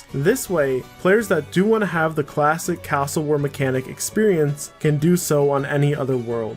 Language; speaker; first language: English; native; English